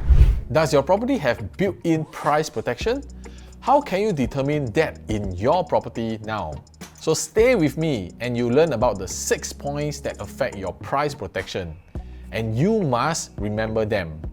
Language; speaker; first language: English; native; English